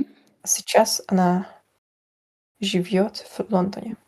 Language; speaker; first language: Russian; non-native, learner; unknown